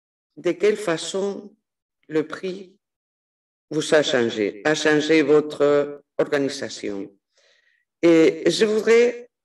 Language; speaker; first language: French; non-native, fluent; Spanish